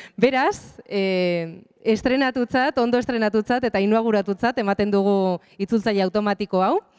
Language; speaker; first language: Basque; native; Basque